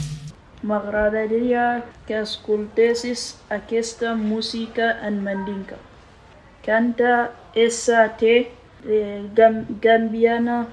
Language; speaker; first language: Catalan; non-native, learner; Mandingo